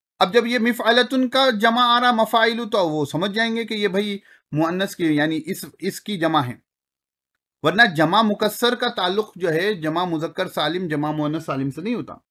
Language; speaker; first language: Urdu; native; Urdu